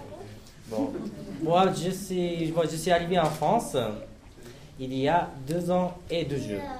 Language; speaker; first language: French; non-native, learner; Japanese